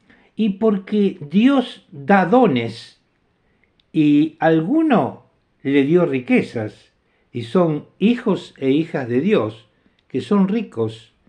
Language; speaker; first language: Spanish; non-native, fluent; Italian